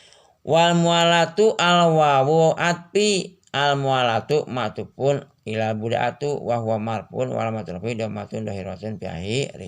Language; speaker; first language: Arabic; non-native, fluent; Sundanese